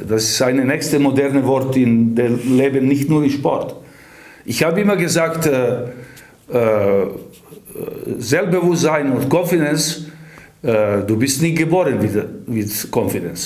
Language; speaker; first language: German; non-native, fluent; Serbian